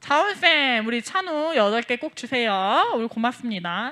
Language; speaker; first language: Korean; native; Korean